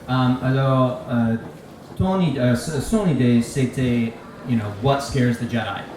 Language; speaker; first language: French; non-native, learner; English